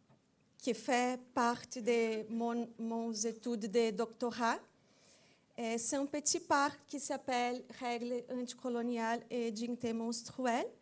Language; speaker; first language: French; non-native, fluent; Portuguese